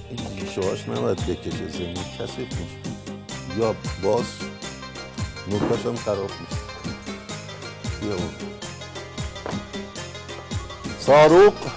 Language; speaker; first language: Greek; non-native, fluent; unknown